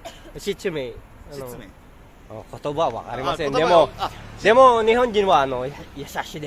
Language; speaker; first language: Japanese; non-native, learner; Filipino